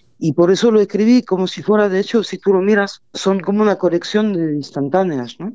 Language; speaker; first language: Spanish; non-native, fluent; French